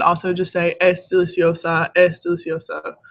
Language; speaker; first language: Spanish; non-native, fluent; English